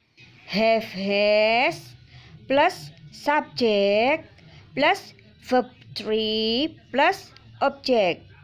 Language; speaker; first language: English; non-native, fluent; Indonesian